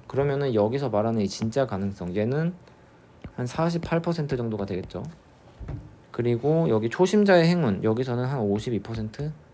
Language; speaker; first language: Korean; native; Korean